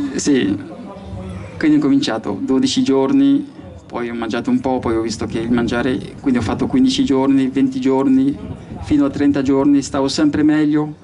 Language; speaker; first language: Italian; non-native, fluent; French